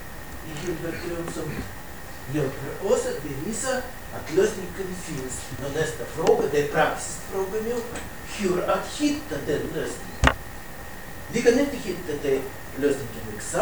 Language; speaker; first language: Swedish; non-native, fluent; Russian